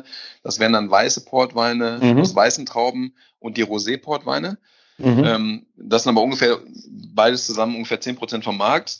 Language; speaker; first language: German; native; German